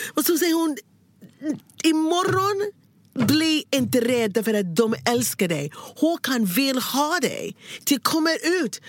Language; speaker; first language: Swedish; non-native, learner; English